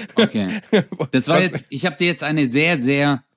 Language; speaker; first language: German; early bilingual, other home language; Turkish